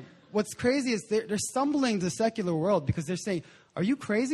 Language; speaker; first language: English; native; English